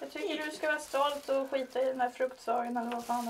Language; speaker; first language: Swedish; native; Swedish